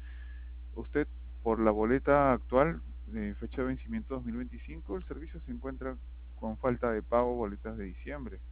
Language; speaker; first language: Spanish; native; Spanish